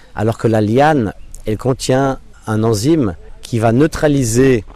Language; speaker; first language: French; non-native, local second language; English